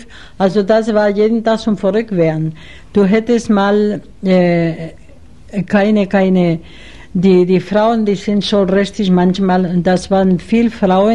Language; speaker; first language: German; non-native, fluent; Spanish